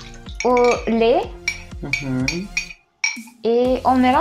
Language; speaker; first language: French; non-native, fluent; Russian